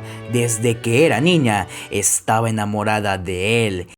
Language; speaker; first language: Spanish; native; Spanish